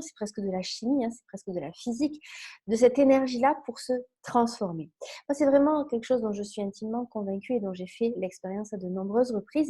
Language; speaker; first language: French; native; French